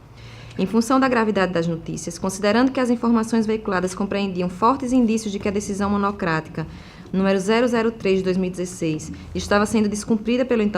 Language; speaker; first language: Portuguese; native; Portuguese